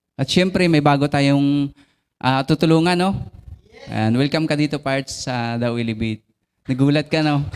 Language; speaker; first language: Filipino; non-native, local second language; Bikol